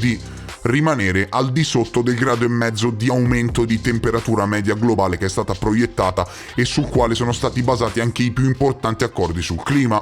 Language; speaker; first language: Italian; native; Italian